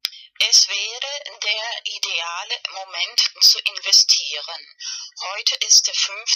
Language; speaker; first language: German; non-native, fluent; Spanish